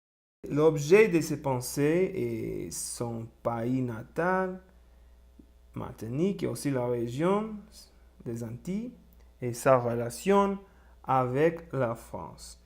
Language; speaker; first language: French; non-native, learner; Spanish